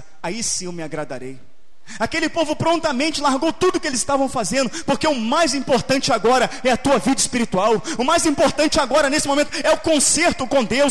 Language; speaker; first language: Portuguese; native; Portuguese